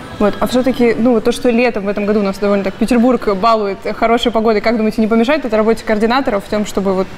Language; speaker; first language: Russian; native; Russian